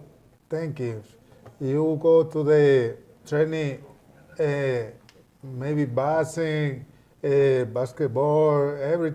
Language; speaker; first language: English; non-native, learner; Spanish